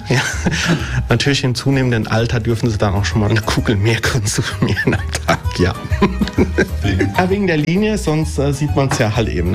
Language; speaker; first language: German; early bilingual, other home language; Italian